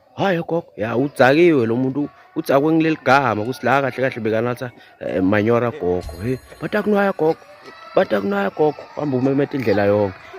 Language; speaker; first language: Zulu; non-native, local second language; Swati